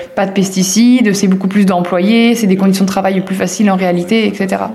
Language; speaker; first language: French; native; French